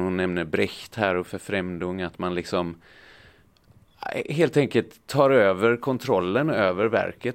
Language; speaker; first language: Swedish; native; Swedish